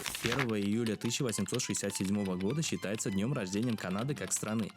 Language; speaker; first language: Russian; native; Russian